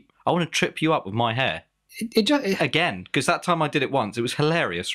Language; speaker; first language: English; native; English